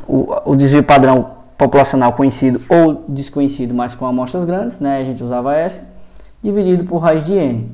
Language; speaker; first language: Portuguese; native; Portuguese